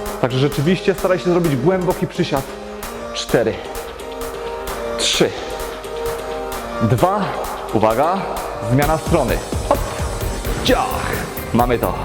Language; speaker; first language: Polish; native; Polish